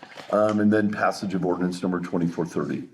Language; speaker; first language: English; native; English